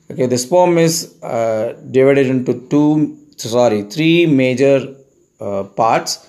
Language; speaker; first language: English; non-native, local second language; Tamil